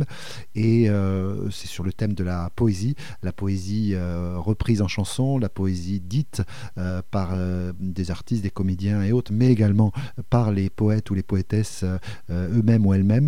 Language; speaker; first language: French; native; French